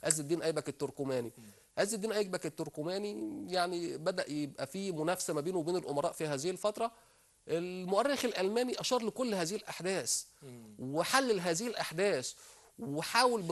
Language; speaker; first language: Arabic; native; Arabic